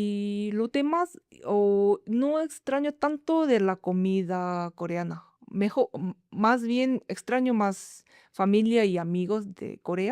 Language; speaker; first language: Spanish; non-native, fluent; Korean